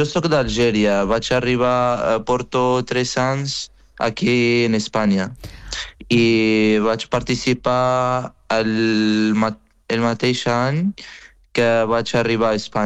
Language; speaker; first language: Catalan; non-native, fluent; Arabic